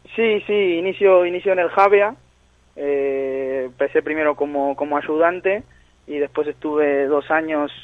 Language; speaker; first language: Spanish; native; Spanish